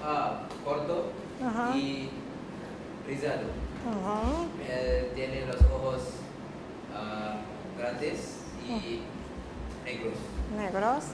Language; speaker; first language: Spanish; non-native, learner; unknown